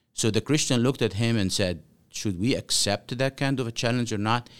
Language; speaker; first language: English; non-native, fluent; Arabic